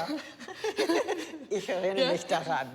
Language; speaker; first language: German; non-native, learner; English